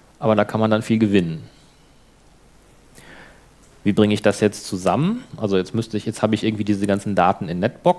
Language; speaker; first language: German; native; German